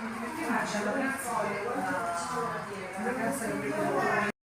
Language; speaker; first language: Italian; non-native, fluent; Ukrainian